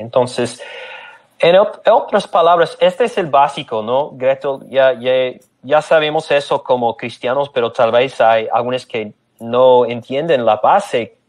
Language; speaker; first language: Spanish; non-native, fluent; English